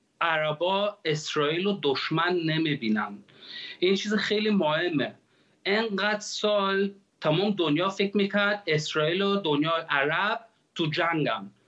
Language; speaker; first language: Persian; early bilingual, heritage; Persian